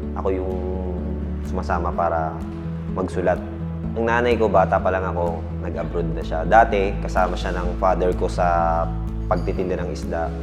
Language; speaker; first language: Filipino; native; Filipino